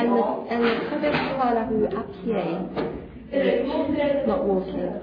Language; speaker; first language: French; non-native, fluent; English